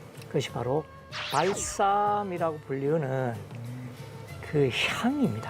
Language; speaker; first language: Korean; native; Korean